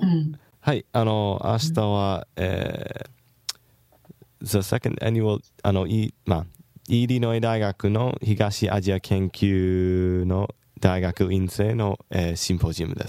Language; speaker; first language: Japanese; non-native, learner; English